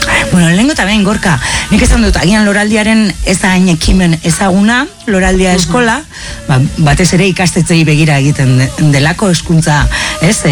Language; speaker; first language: Basque; native; Basque